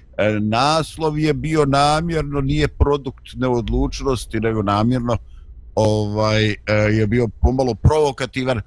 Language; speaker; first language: Bosnian; native; Bosnian